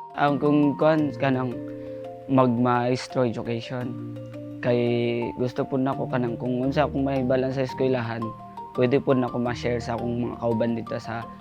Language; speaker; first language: Cebuano; non-native, local second language; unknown